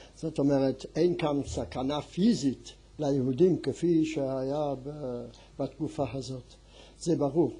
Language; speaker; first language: Hebrew; non-native, fluent; French